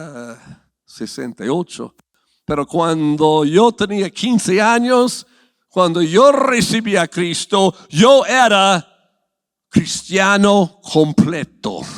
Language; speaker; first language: Spanish; non-native, fluent; English